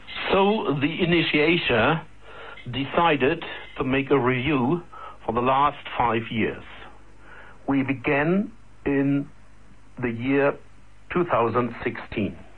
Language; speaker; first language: English; non-native, learner; German